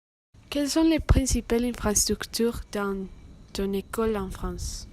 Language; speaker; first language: French; non-native, learner; Spanish